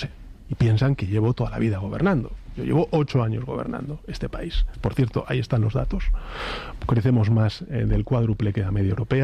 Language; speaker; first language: Spanish; native; Spanish